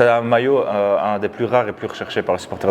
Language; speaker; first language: French; native; French